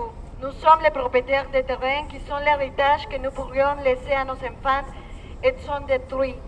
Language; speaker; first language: French; non-native, learner; Spanish